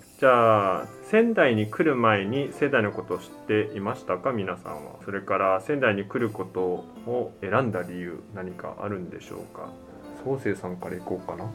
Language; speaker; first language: Japanese; native; Japanese